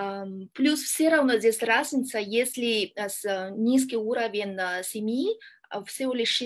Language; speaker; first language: Russian; non-native, learner; Kyrgyz